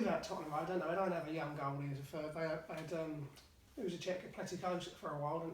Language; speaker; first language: English; native; English